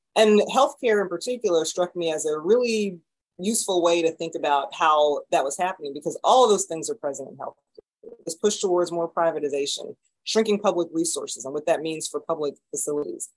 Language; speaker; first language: English; native; English